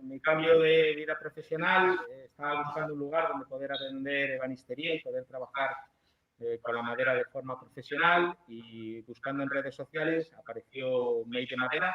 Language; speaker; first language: Spanish; native; Spanish